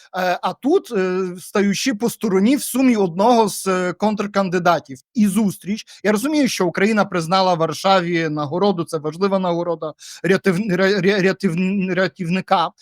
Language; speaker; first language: Ukrainian; native; Ukrainian